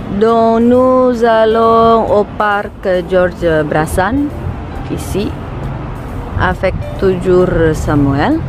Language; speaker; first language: French; non-native, fluent; Sundanese